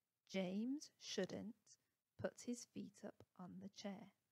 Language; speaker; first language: English; native; English